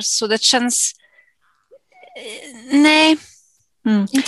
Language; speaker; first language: Swedish; non-native, fluent; English